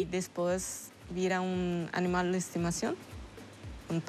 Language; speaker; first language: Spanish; non-native, learner; Portuguese